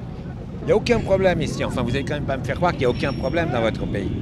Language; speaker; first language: French; native; French